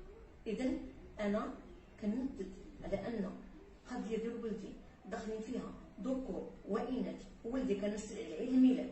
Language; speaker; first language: Arabic; native; Arabic